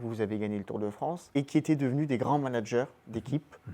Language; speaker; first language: French; native; French